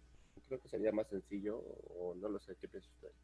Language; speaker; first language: Spanish; native; Spanish